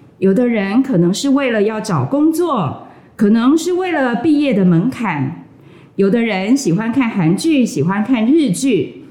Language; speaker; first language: Chinese; native; Chinese